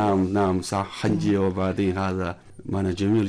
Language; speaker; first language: Arabic; non-native, learner; Chinese